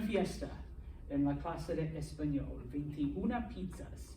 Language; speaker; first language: Spanish; non-native, fluent; English